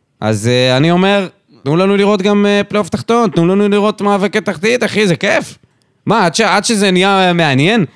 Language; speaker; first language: Hebrew; native; Hebrew